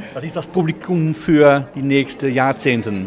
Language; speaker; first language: German; non-native, fluent; Dutch